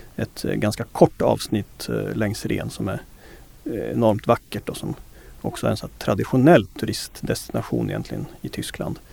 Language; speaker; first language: Swedish; native; Swedish